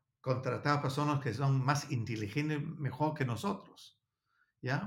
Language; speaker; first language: Spanish; non-native, learner; Danish